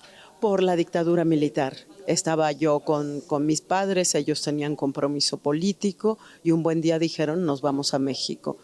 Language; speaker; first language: Spanish; native; Spanish